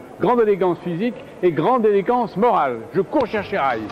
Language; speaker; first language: French; native; French